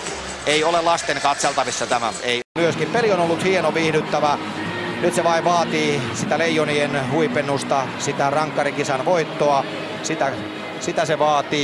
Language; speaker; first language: Finnish; native; Finnish